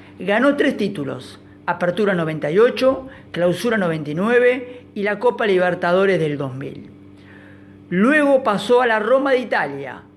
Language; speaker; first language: Spanish; native; Spanish